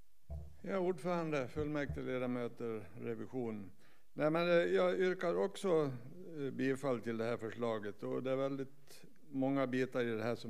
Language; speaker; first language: Swedish; native; Swedish